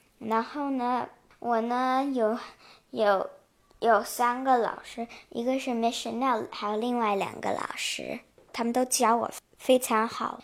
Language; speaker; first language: Chinese; early bilingual, heritage; Chinese